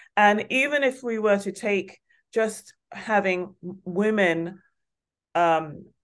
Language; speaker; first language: English; non-native, local second language; Yoruba